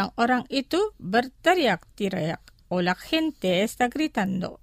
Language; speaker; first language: Spanish; non-native, fluent; Indonesian